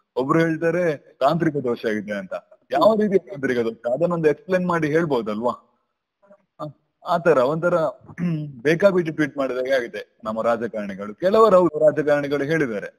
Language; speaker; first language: Kannada; non-native, local second language; Tulu